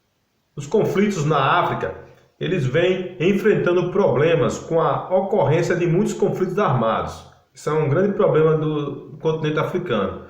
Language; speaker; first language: Portuguese; native; Portuguese